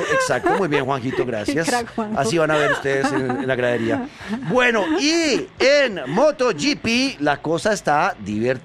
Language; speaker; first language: Spanish; native; Spanish